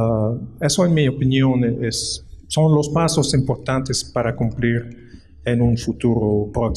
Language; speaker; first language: Spanish; non-native, fluent; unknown